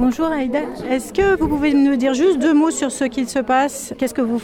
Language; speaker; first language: French; native; French